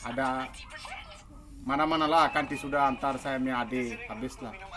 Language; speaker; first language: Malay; non-native, learner; Bangla